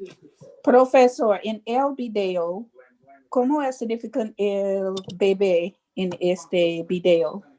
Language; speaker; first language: Spanish; non-native, learner; English